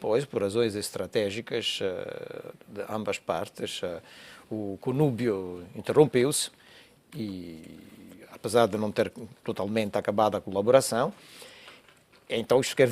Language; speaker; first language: Portuguese; non-native, fluent; Italian